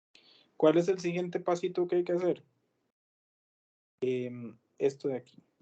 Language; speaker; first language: Spanish; native; Spanish